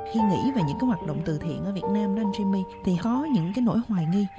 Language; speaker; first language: Vietnamese; native; Vietnamese